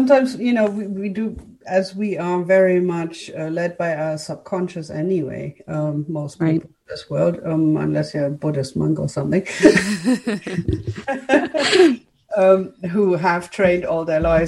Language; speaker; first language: English; non-native, fluent; German